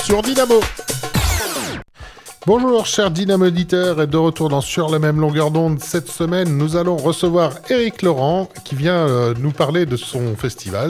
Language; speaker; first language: French; native; French